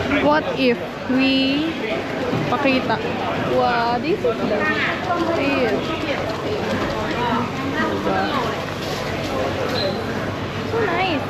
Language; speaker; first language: English; non-native, local second language; Filipino